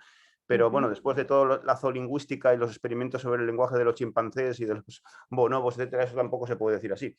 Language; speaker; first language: Spanish; native; Spanish